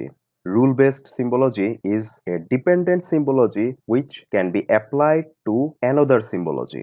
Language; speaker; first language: English; non-native, local second language; Bangla